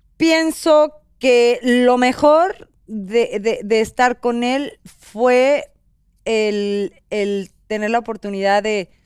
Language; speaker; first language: Spanish; native; Spanish